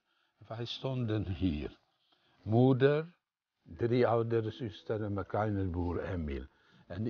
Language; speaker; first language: Dutch; non-native, fluent; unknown